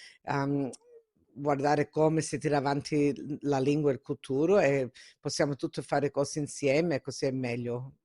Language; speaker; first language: Italian; early bilingual, heritage; Italian